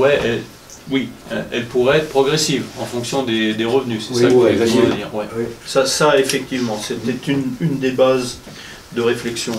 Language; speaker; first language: French; native; French